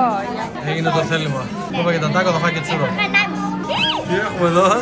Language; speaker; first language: Greek; native; Greek